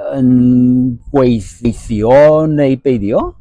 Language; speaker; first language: Welsh; non-native, learner; Cantonese